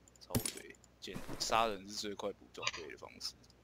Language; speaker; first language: Chinese; native; Chinese